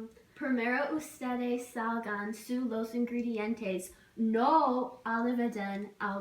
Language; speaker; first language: Spanish; non-native, learner; English